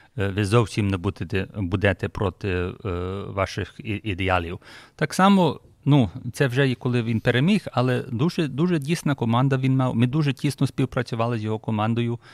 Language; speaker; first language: Ukrainian; early bilingual, heritage; Ukrainian